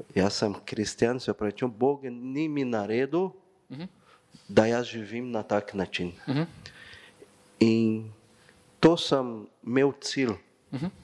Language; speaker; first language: Slovenian; non-native, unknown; Portuguese